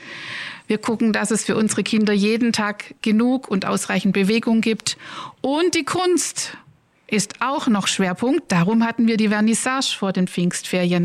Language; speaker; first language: German; native; German